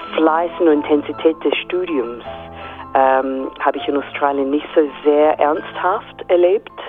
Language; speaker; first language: German; non-native, fluent; English